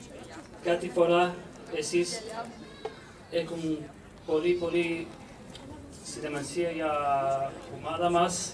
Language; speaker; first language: Greek; non-native, learner; Portuguese